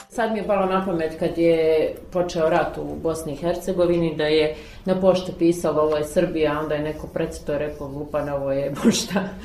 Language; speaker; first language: Bosnian; native; Bosnian